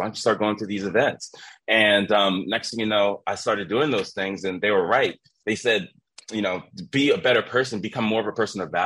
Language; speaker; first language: English; native; English